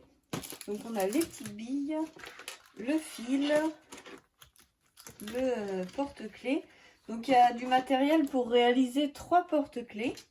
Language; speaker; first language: French; native; French